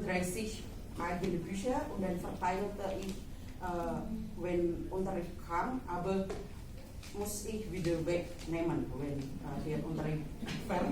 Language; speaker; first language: German; non-native, fluent; Indonesian